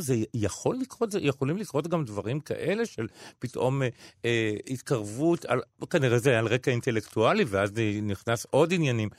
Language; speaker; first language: Hebrew; native; Hebrew